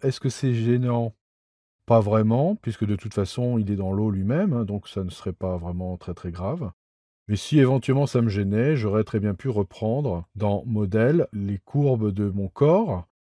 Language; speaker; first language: French; native; French